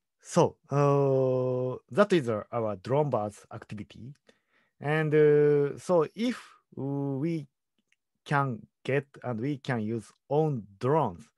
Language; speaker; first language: English; non-native, learner; Japanese